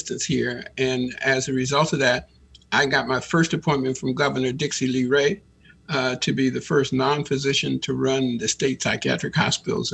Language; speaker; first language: English; native; English